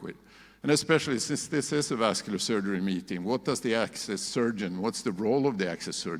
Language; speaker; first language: English; non-native, fluent; Swedish